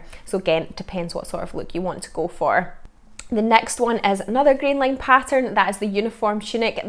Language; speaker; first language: English; native; English